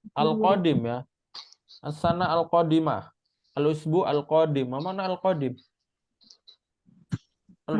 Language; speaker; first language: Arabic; non-native, fluent; Indonesian